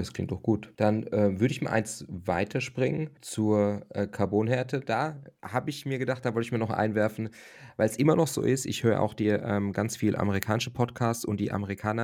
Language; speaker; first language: German; native; German